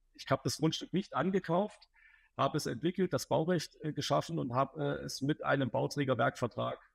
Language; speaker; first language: German; native; German